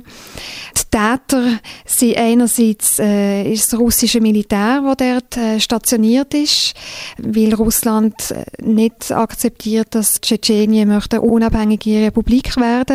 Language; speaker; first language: German; native; German